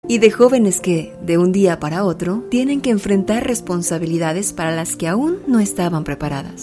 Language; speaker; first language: Spanish; native; Spanish